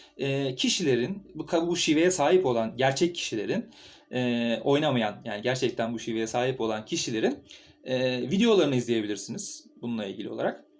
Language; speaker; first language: Turkish; native; Turkish